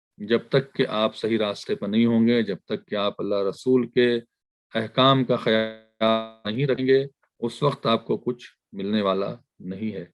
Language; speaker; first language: Urdu; native; Urdu